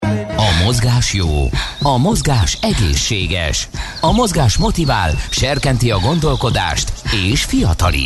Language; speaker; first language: Hungarian; native; Hungarian